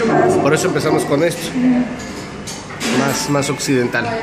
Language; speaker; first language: Spanish; native; Spanish